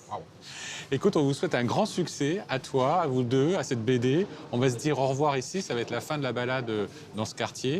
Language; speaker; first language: French; native; French